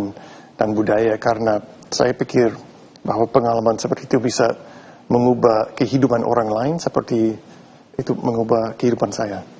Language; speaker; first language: Indonesian; non-native, fluent; English